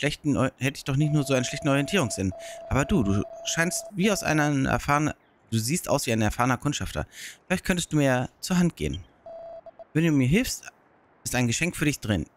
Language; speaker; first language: German; native; German